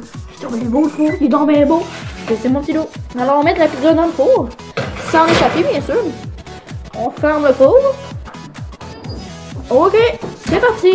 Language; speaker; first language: French; native; French